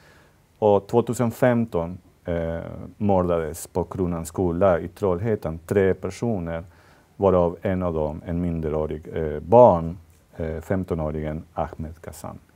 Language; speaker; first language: Swedish; non-native, fluent; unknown